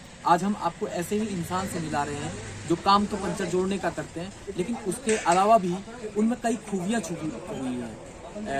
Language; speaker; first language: Hindi; native; Hindi